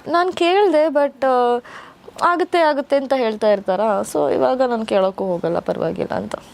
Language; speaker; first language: Kannada; non-native, local second language; Malayalam